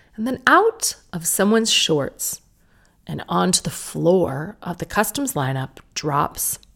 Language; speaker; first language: English; native; English